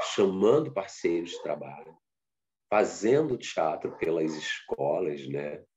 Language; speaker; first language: Portuguese; native; Portuguese